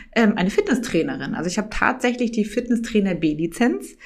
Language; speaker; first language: German; native; German